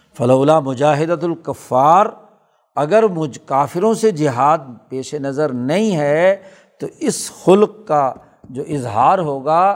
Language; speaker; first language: Urdu; non-native, local second language; Punjabi